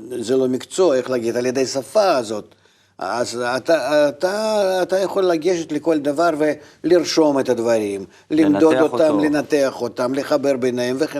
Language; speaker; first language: Hebrew; non-native, fluent; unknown